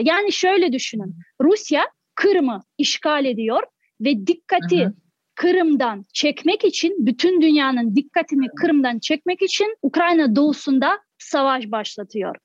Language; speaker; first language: Turkish; non-native, fluent; Crimean Tatar